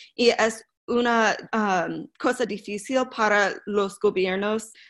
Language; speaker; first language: Spanish; non-native, fluent; English